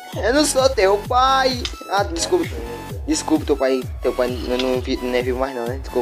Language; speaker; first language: Portuguese; native; Portuguese